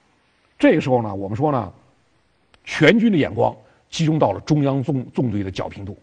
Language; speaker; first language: Chinese; native; Chinese